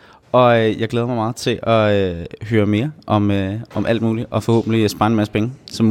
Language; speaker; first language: Danish; native; Danish